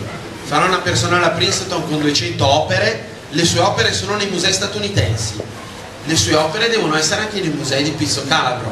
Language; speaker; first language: Italian; native; Italian